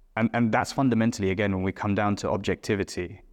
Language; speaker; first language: English; native; English